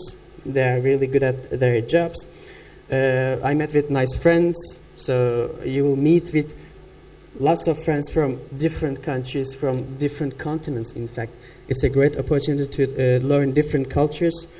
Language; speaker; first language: English; non-native, fluent; Turkish